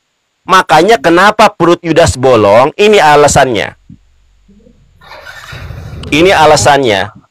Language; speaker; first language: Indonesian; native; Indonesian